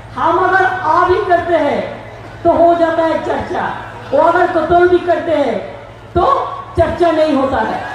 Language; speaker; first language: Hindi; non-native, local second language; Bangla